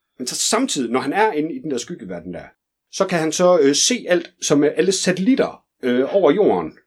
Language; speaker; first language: Danish; native; Danish